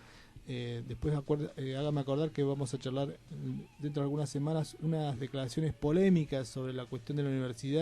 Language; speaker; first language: Spanish; native; Spanish